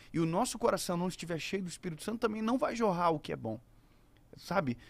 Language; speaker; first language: Portuguese; native; Portuguese